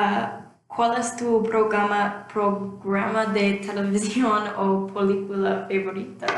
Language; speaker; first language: Spanish; non-native, learner; English